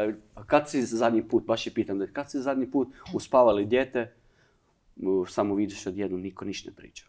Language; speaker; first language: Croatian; non-native, learner; Albanian